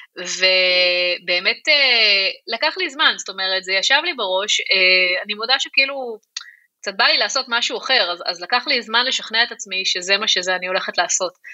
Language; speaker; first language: Hebrew; native; Hebrew